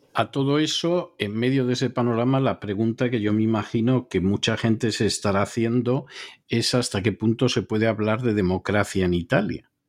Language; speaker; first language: Spanish; native; Spanish